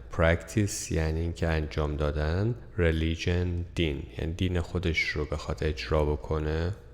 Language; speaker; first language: Persian; native; Persian